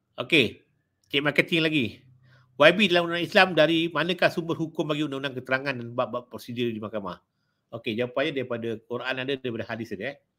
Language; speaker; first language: Malay; native; Malay